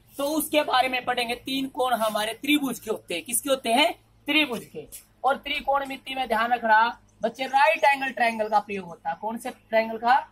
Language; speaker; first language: Hindi; native; Hindi